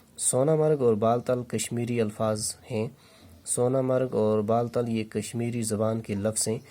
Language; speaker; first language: Urdu; native; Urdu